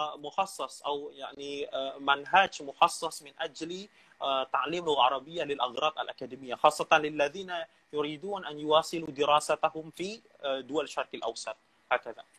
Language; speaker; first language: Arabic; non-native, fluent; Indonesian